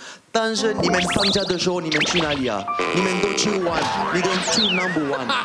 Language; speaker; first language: Chinese; non-native, fluent; French